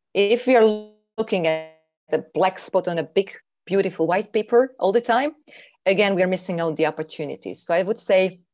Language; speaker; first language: English; non-native, fluent; Hungarian